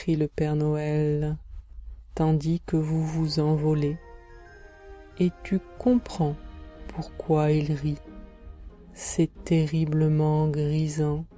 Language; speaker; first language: French; native; French